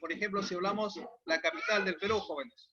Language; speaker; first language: Spanish; native; Spanish